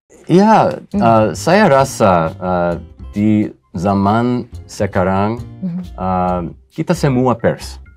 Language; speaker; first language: Indonesian; non-native, fluent; English